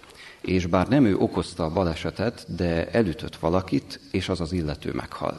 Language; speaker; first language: Hungarian; native; Hungarian